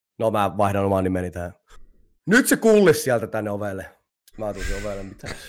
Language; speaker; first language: Finnish; native; Finnish